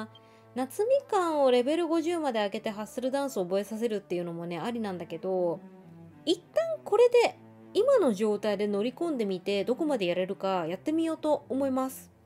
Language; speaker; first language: Japanese; native; Japanese